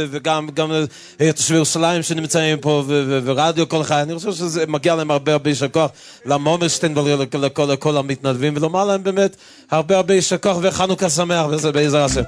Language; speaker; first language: Hebrew; native; Hebrew